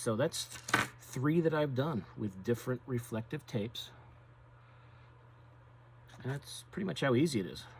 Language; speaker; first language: English; native; English